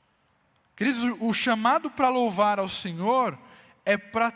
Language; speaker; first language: Portuguese; native; Portuguese